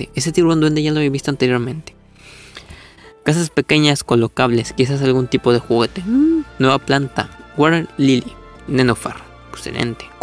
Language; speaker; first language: Spanish; native; Spanish